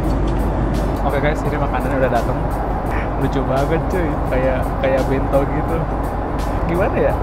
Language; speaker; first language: Indonesian; native; Indonesian